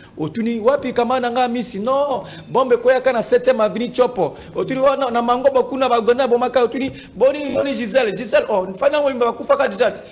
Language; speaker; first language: Lingala; native; Lingala